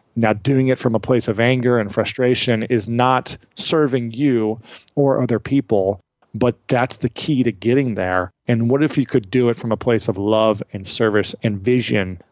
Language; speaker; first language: English; native; English